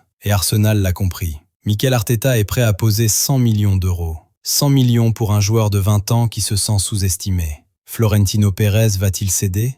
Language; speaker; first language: French; native; French